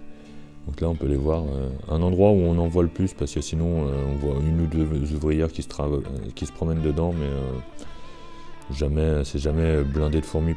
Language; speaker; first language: French; native; French